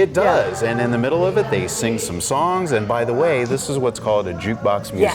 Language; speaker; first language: English; native; English